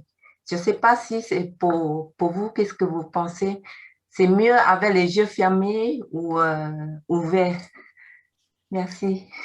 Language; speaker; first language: French; non-native, learner; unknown